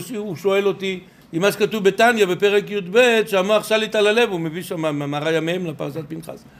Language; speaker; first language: Hebrew; native; Hebrew